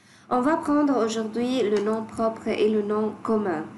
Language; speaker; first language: French; non-native, fluent; Arabic